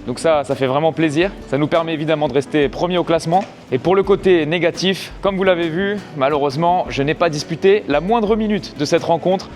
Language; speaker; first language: French; native; French